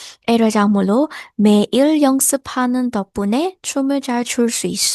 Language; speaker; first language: Korean; non-native, learner; Burmese